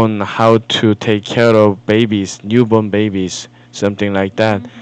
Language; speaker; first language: English; non-native, fluent; Korean